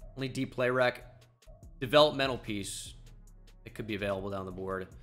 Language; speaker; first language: English; native; English